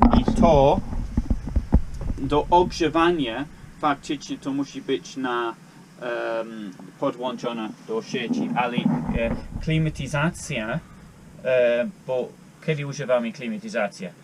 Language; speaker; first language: Polish; non-native, learner; English